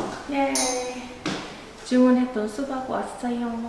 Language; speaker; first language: Korean; non-native, fluent; English